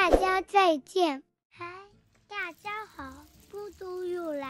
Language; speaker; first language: Chinese; native; Chinese